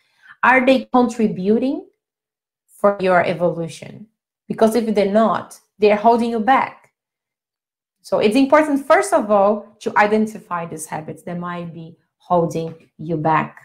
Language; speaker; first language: English; non-native, fluent; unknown